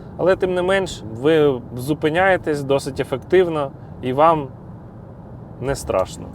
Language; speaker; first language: Ukrainian; non-native, local second language; Russian